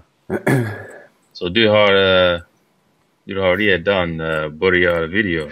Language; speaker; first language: Swedish; non-native, learner; English